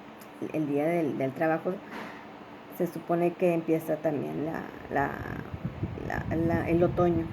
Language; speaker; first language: Spanish; native; Spanish